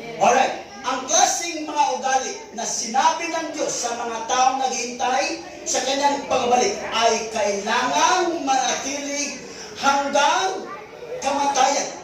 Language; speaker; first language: Filipino; non-native, local second language; Cebuano